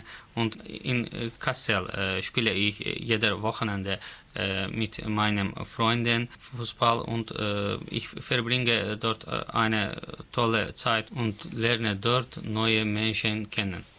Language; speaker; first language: German; non-native, learner; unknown